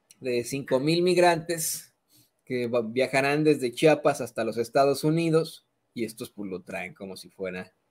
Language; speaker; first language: Spanish; native; Spanish